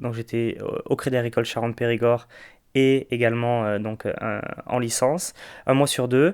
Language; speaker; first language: French; native; French